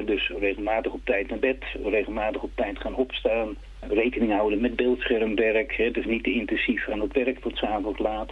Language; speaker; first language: Dutch; native; Dutch